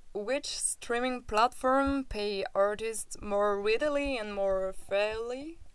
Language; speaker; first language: English; non-native, fluent; French